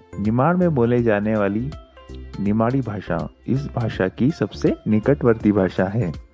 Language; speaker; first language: Hindi; native; Hindi